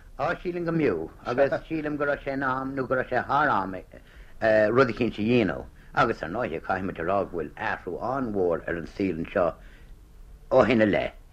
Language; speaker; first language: Irish; native; Irish